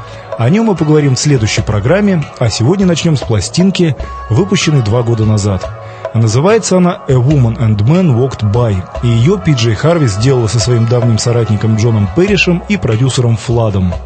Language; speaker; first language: Russian; native; Russian